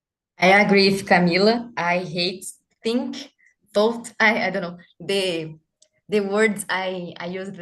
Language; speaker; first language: English; non-native, learner; Portuguese